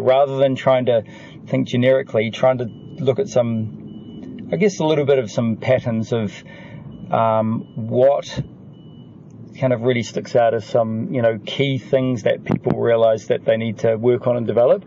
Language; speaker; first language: English; native; English